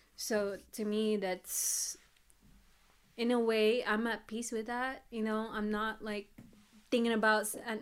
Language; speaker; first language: English; early bilingual, other home language; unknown